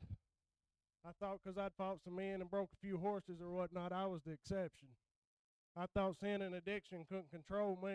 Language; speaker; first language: English; native; English